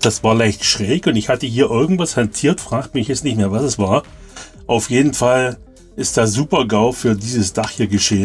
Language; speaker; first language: German; native; German